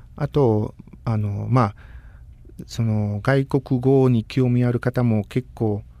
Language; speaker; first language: Japanese; non-native, fluent; Spanish